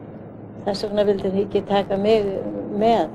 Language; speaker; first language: Icelandic; early bilingual, heritage; Icelandic